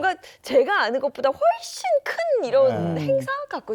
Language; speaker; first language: Korean; native; Korean